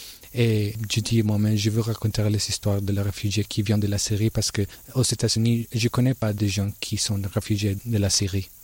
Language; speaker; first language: French; non-native, learner; Spanish